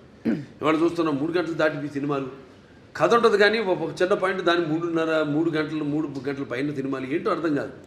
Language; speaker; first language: Telugu; native; Telugu